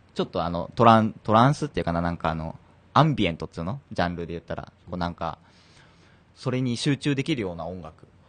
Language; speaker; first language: Japanese; native; Japanese